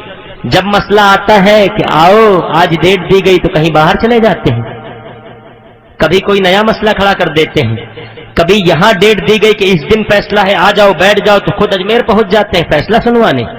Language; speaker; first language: Urdu; native; Urdu